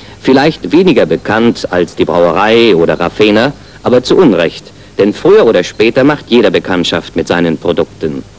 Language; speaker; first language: German; native; German